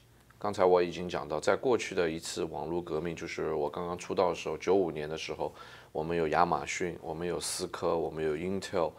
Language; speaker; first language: Chinese; native; Chinese